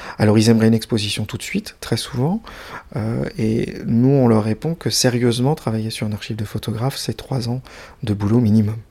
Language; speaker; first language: French; native; French